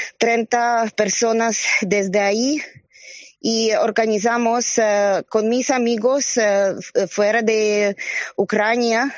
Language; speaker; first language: Spanish; non-native, learner; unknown